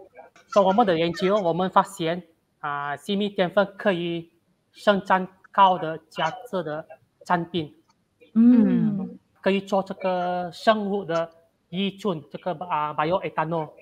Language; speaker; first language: Chinese; non-native, learner; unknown